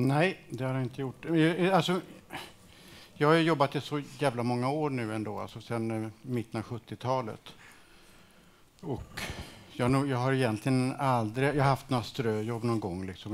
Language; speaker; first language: Swedish; native; Swedish